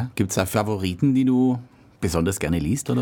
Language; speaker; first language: German; native; German